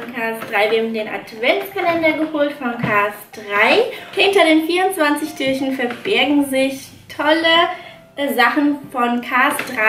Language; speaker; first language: German; native; German